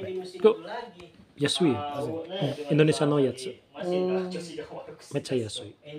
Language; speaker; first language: Japanese; non-native, fluent; Indonesian